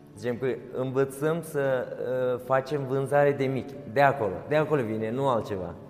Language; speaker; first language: Romanian; non-native, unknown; Turkish